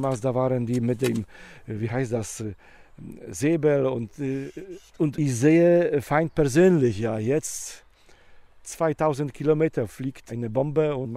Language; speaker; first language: German; non-native, learner; Polish